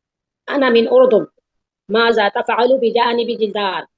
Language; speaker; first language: Arabic; non-native, learner; Urdu